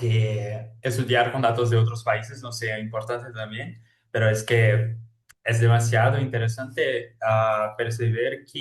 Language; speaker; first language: Spanish; non-native, fluent; Portuguese